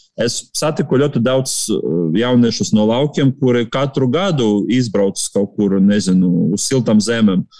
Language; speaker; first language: Latvian; non-native, local second language; Russian